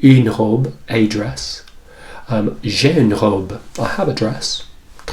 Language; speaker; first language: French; non-native, fluent; English